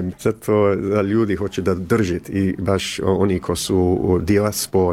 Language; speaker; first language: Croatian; early bilingual, heritage; English